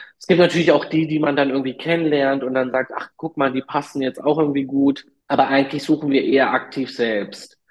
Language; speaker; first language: German; early bilingual, other home language; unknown